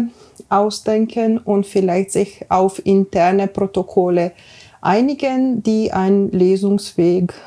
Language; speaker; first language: German; non-native, fluent; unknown